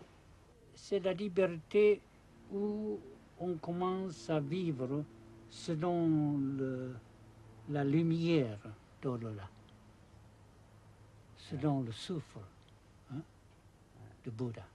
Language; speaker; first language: French; non-native, fluent; Japanese